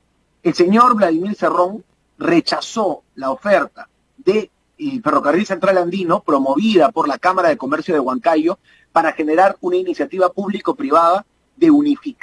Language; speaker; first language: Spanish; native; Spanish